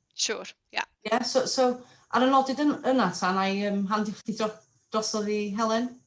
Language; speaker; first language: Welsh; non-native, local second language; English